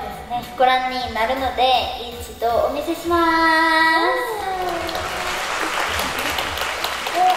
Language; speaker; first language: Japanese; non-native, learner; Korean